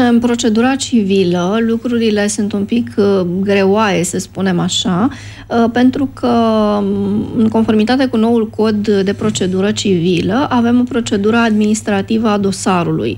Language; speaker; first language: Romanian; native; Romanian